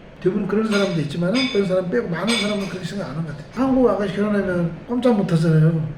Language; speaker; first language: Korean; non-native, fluent; Nepali